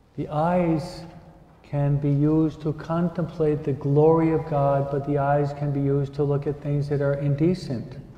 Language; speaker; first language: English; native; English